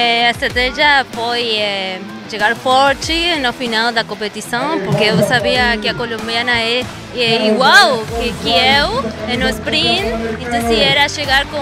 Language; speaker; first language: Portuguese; non-native, learner; Spanish